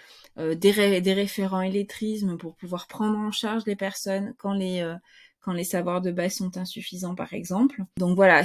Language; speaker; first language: French; native; French